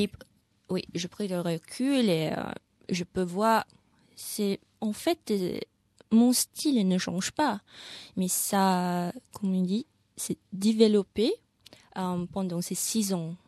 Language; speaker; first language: French; non-native, learner; Indonesian